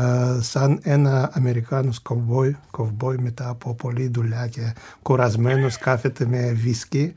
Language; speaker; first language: Greek; non-native, fluent; Russian